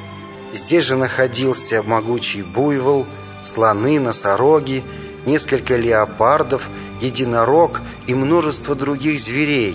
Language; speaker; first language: Russian; native; Russian